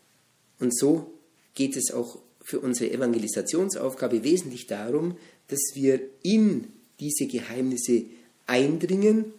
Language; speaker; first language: German; native; German